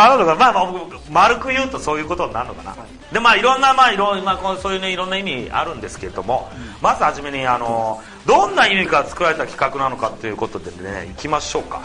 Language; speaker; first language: Japanese; native; Japanese